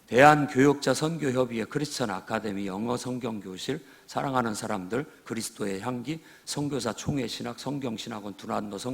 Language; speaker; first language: Korean; native; Korean